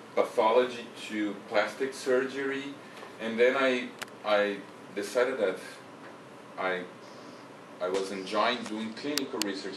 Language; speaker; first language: English; non-native, fluent; Portuguese